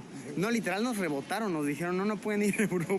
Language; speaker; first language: Spanish; native; Spanish